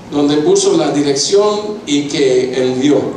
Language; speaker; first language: Spanish; non-native, fluent; English